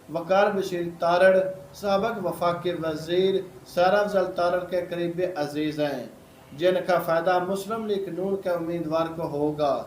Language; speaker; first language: Urdu; non-native, local second language; Punjabi